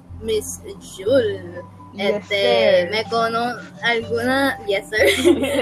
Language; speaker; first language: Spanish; early bilingual, heritage; Spanish